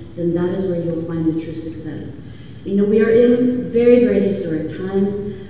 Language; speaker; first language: English; native; English